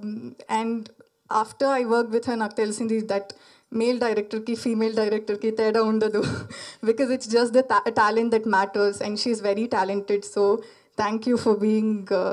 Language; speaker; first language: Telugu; non-native, learner; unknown